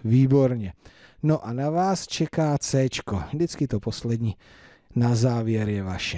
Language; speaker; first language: Czech; native; Czech